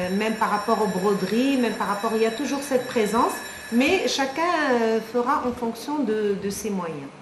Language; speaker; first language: French; non-native, local second language; Arabic